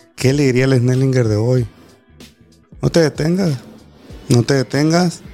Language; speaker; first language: Spanish; native; Spanish